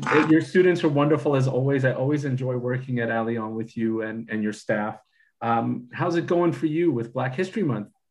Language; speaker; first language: English; native; English